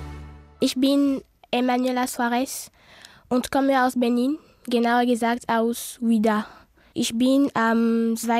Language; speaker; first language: German; non-native, learner; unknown